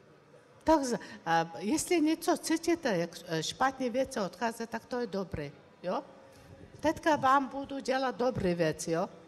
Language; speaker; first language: Czech; non-native, learner; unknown